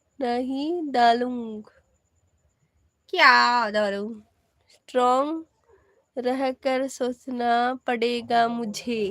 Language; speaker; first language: Hindi; non-native, learner; Bangla